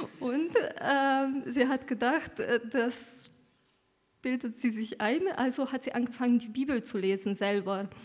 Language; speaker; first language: German; early bilingual, other home language; Romanian